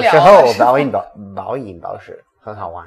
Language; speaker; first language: Chinese; non-native, learner; English